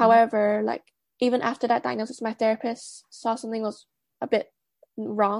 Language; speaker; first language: English; non-native, local second language; Cantonese